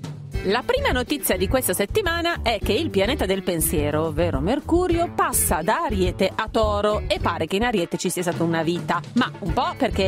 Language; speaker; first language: Italian; native; Italian